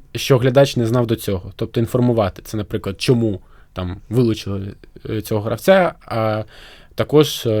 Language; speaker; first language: Ukrainian; non-native, local second language; Russian